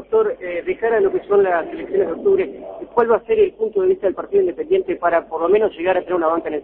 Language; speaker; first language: Spanish; native; Spanish